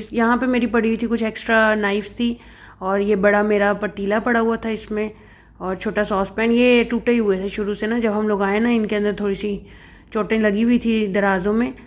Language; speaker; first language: Urdu; non-native, local second language; Punjabi